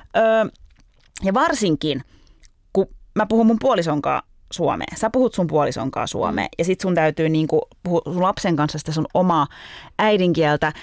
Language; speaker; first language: Finnish; early bilingual, other home language; Turkish